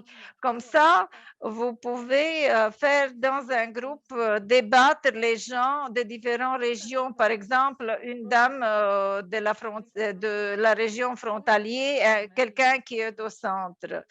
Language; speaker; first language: French; non-native, fluent; Latvian